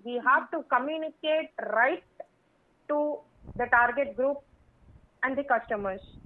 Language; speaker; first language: English; non-native, local second language; Tamil